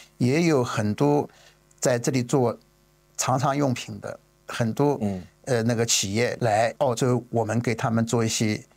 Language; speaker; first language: Chinese; native; Chinese